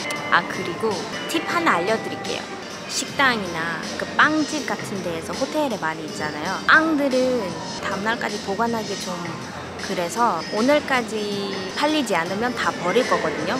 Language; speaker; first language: Korean; non-native, fluent; Malay